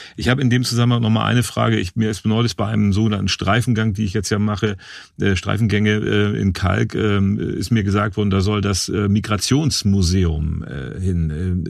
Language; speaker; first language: German; native; German